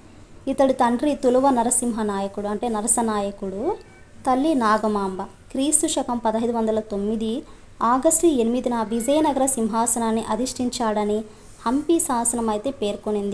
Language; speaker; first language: Telugu; native; Telugu